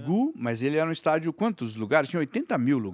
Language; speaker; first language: Portuguese; native; Portuguese